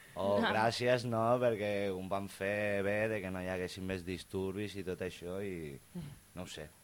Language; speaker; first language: Catalan; non-native, local second language; Spanish